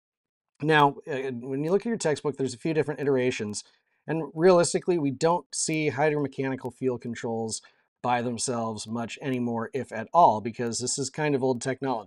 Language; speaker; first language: English; native; English